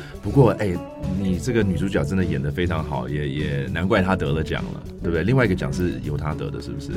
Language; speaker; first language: Chinese; early bilingual, heritage; Chinese